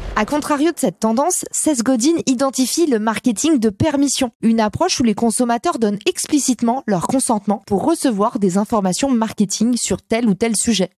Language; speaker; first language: French; native; French